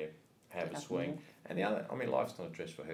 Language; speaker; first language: English; native; English